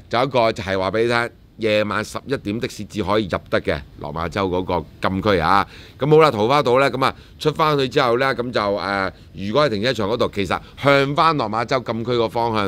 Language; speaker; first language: Cantonese; native; Cantonese